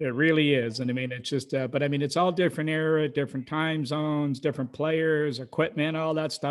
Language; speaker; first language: English; native; English